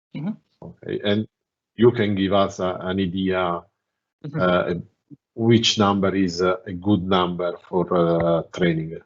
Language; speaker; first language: English; non-native, learner; Italian